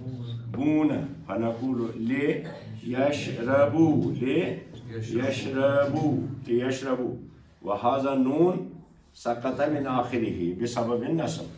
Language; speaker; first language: Arabic; non-native, fluent; Urdu